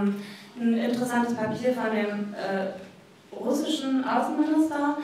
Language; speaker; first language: German; native; German